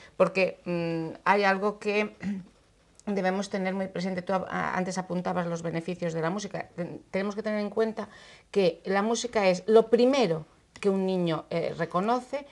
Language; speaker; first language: Spanish; native; Spanish